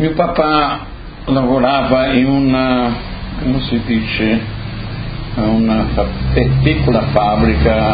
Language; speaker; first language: Italian; early bilingual, heritage; Portuguese